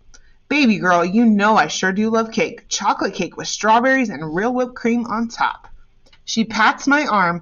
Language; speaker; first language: English; native; English